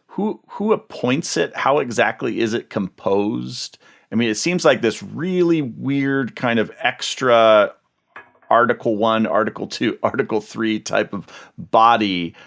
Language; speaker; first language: English; native; English